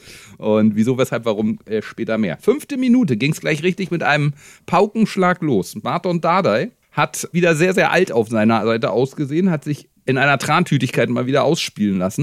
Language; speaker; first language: German; native; German